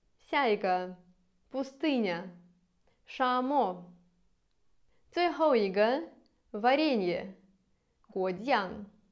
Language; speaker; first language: Chinese; non-native, fluent; Russian